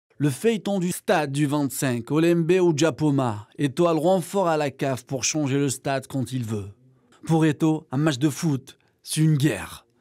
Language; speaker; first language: French; non-native, local second language; Arabic